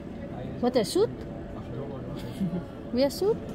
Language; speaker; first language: Dutch; non-native, learner; Filipino